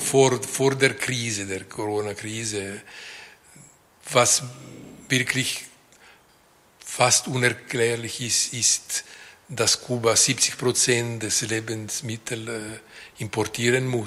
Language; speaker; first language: German; non-native, local second language; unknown